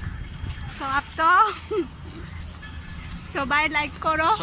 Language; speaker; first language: Bangla; non-native, learner; Assamese